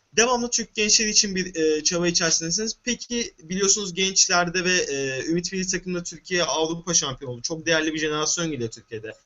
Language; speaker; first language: Turkish; native; Turkish